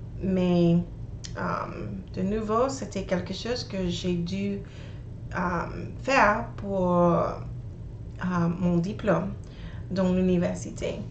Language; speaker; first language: French; non-native, learner; English